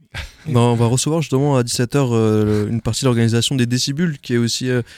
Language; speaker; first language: French; non-native, fluent; German